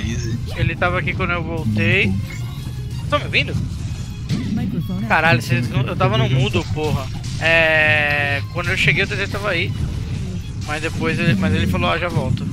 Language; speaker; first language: Portuguese; native; Portuguese